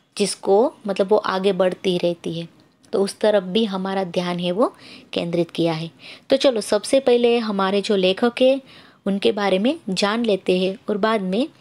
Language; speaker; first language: Hindi; non-native, local second language; Gujarati